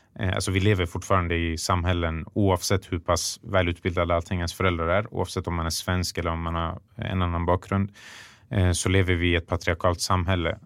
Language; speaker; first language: Swedish; early bilingual, other home language; Persian